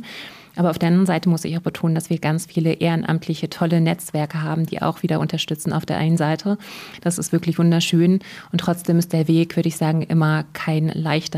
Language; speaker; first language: German; native; German